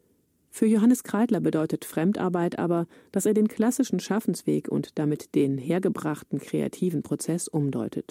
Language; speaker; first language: German; native; German